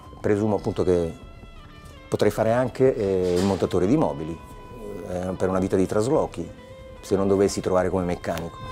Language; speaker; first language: Italian; native; Italian